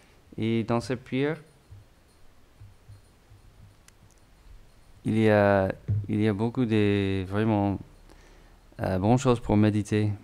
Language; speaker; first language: French; non-native, learner; English